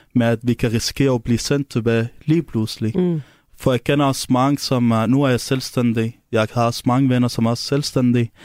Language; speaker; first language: Danish; non-native, fluent; Arabic